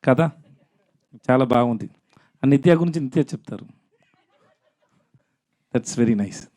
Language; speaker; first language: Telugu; non-native, learner; Tamil